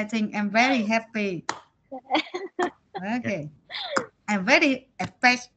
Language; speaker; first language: English; non-native, learner; Vietnamese